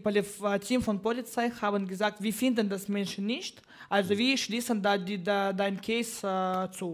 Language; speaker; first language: German; non-native, learner; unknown